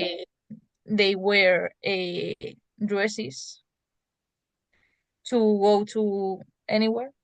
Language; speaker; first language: English; non-native, learner; Spanish